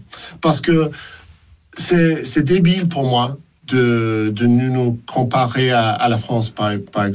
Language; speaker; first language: French; non-native, fluent; English